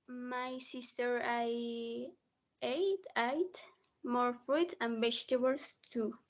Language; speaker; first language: English; non-native, learner; Spanish